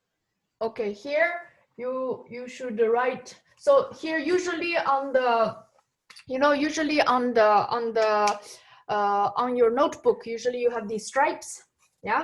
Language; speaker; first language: English; non-native, fluent; Tibetan